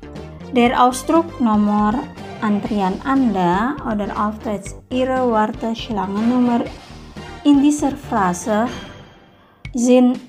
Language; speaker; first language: German; non-native, fluent; Indonesian